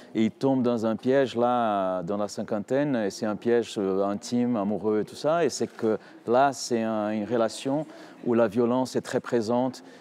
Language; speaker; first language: French; non-native, fluent; Portuguese